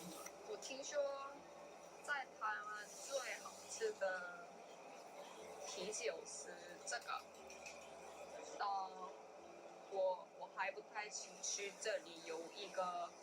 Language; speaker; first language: Chinese; non-native, learner; Korean